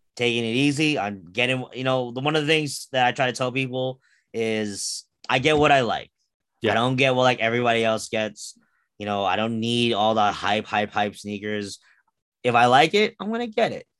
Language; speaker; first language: English; early bilingual, other home language; Filipino